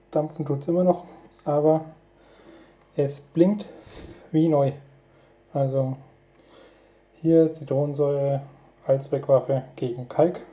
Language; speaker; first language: German; native; German